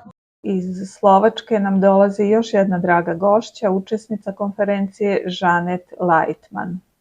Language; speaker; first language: Serbian; native; Serbian